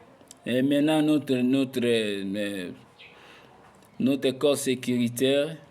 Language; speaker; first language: French; non-native, local second language; Lingala